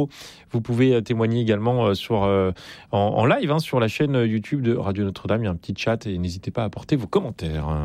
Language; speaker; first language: French; native; French